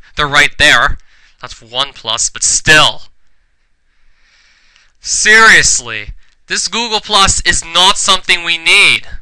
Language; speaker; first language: English; native; English